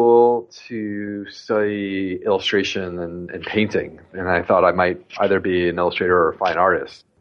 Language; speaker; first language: English; native; English